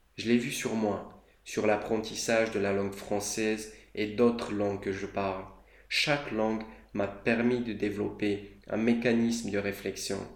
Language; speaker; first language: French; non-native, fluent; Romanian